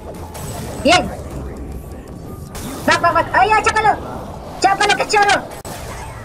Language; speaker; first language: Spanish; native; Spanish